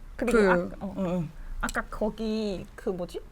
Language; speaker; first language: Korean; non-native, fluent; Vietnamese